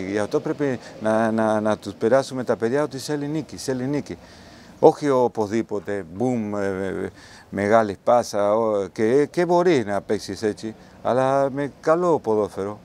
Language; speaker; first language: Greek; non-native, learner; Spanish